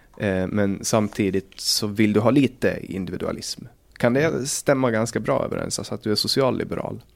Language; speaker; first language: Swedish; native; Swedish